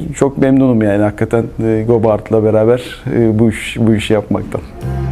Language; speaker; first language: Turkish; native; Turkish